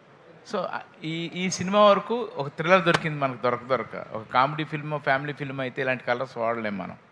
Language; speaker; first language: Telugu; native; Telugu